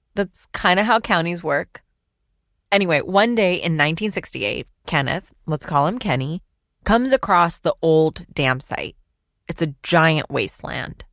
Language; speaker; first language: English; non-native, local second language; Urdu